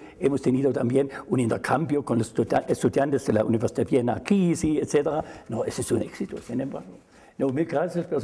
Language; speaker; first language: Spanish; non-native, fluent; German